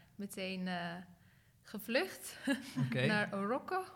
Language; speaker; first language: Dutch; early bilingual, other home language; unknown